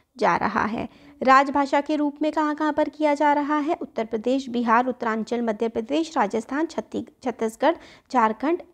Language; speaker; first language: Hindi; native; Hindi